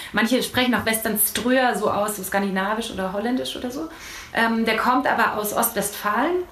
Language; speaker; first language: German; native; German